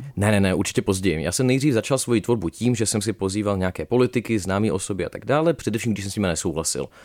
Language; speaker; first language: Czech; early bilingual, other home language; Russian